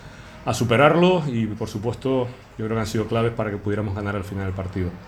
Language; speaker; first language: Spanish; native; Spanish